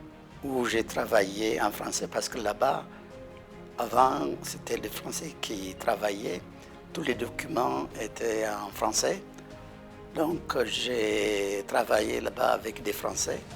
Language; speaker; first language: French; non-native, fluent; Amharic